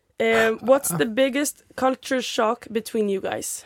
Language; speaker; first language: English; non-native, fluent; Swedish